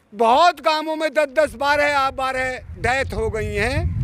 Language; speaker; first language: Hindi; native; Hindi